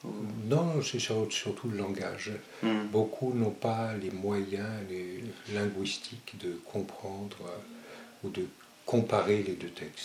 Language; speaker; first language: French; early bilingual, other home language; Spanish